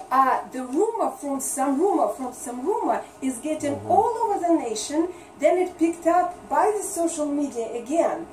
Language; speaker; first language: English; non-native, fluent; Russian